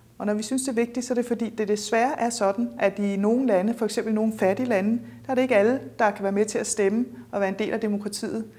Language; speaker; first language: Danish; native; Danish